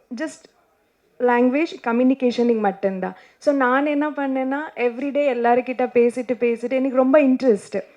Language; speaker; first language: Tamil; non-native, learner; Kannada